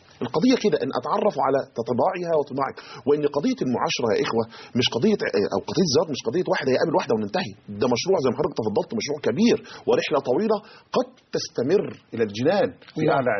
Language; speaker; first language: Arabic; native; Arabic